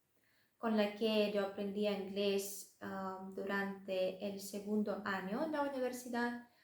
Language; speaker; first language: Spanish; non-native, fluent; Russian